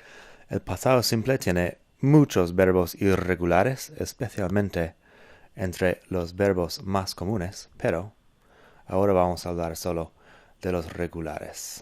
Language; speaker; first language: Spanish; non-native, fluent; English